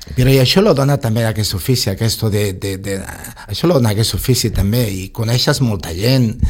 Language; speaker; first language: Catalan; non-native, local second language; Spanish